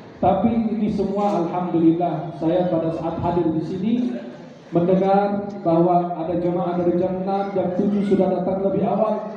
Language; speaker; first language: Indonesian; non-native, fluent; Arabic